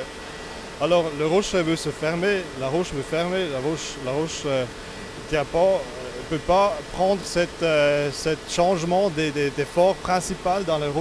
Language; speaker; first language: French; non-native, local second language; Italian